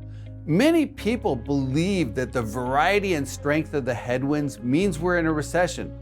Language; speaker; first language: English; native; English